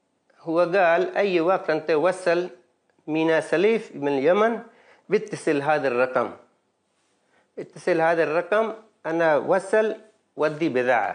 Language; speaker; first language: Arabic; non-native, learner; Baluchi